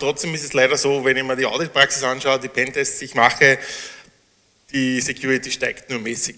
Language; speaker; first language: German; native; German